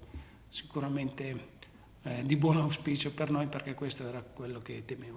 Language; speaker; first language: Italian; native; Italian